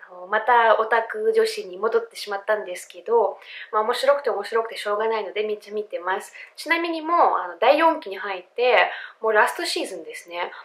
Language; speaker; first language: Japanese; non-native, fluent; Russian